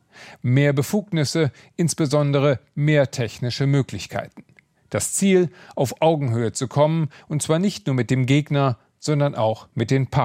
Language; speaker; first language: German; native; German